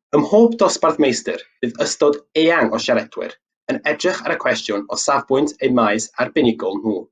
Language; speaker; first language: Welsh; native; Welsh